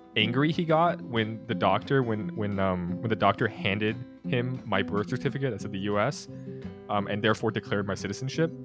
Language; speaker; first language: English; early bilingual, other home language; Chinese